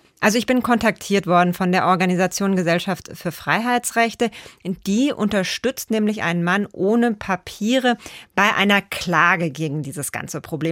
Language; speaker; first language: German; native; German